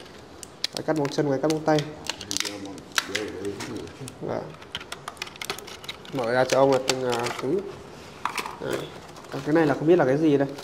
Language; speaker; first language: Vietnamese; native; Vietnamese